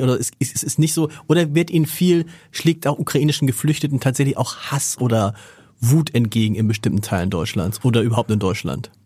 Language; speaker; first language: German; native; German